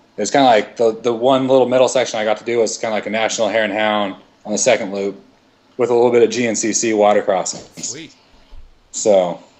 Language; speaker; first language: English; native; English